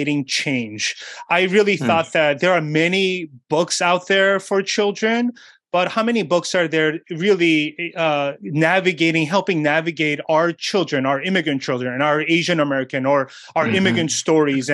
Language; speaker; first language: English; early bilingual, other home language; Korean